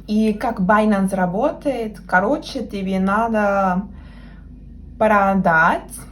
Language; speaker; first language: Russian; non-native, fluent; Spanish